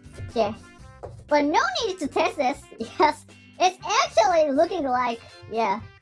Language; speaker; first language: English; non-native, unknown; Japanese